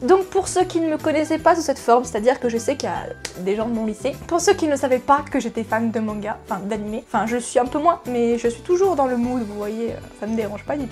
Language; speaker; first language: French; native; French